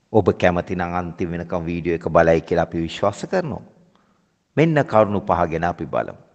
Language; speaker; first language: Sinhala; native; Sinhala